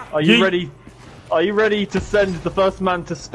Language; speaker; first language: English; native; English